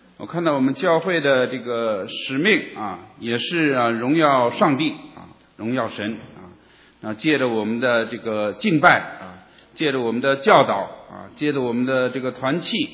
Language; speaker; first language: Chinese; native; Chinese